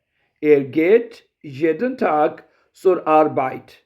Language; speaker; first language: German; non-native, fluent; Urdu